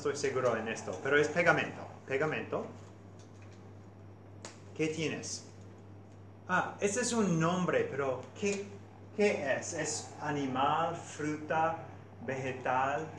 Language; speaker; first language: Spanish; non-native, fluent; English